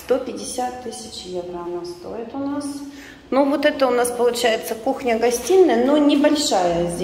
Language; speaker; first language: Russian; native; Russian